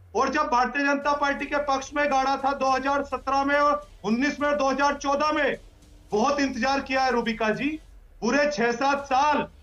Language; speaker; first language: Hindi; native; Hindi